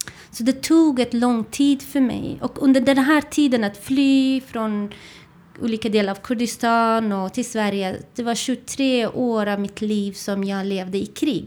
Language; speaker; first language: Swedish; non-native, fluent; Central Kurdish